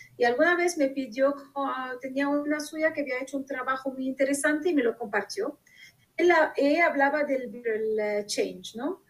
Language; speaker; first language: Spanish; non-native, fluent; Arabic